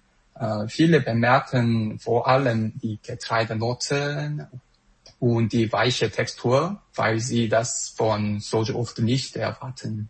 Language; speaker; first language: German; non-native, fluent; Korean